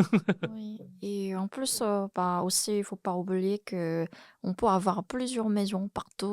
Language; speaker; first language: French; non-native, fluent; Korean